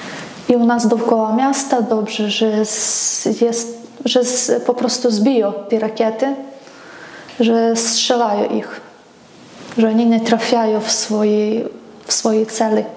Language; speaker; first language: Polish; non-native, fluent; Ukrainian